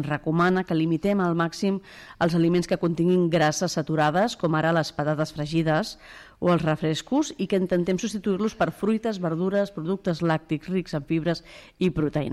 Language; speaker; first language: Catalan; native; Catalan